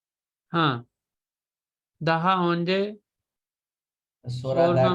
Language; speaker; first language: Turkish; non-native, fluent; Urdu